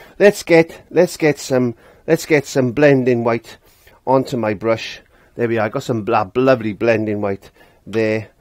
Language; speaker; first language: English; native; English